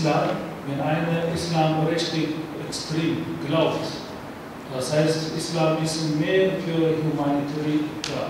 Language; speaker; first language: German; non-native, learner; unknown